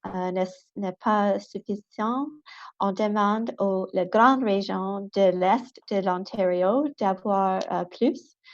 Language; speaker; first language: French; non-native, local second language; English